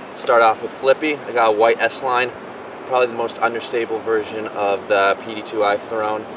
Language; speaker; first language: English; native; English